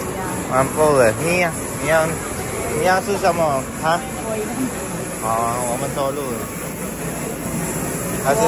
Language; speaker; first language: Chinese; non-native, learner; Filipino